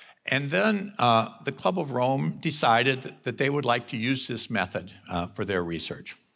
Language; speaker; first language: English; native; English